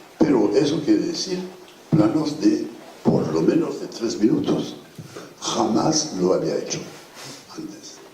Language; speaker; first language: Spanish; non-native, fluent; French